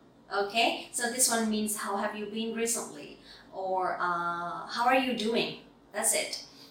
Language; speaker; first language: English; non-native, fluent; Vietnamese